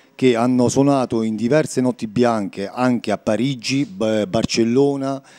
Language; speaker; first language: Italian; native; Italian